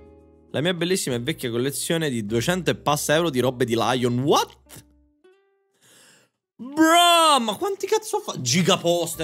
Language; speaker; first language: Italian; native; Italian